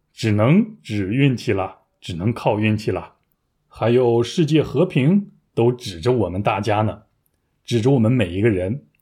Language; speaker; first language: Chinese; native; Chinese